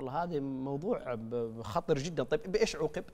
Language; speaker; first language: Arabic; native; Arabic